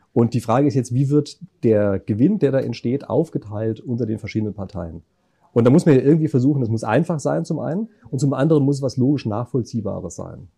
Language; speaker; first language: German; native; German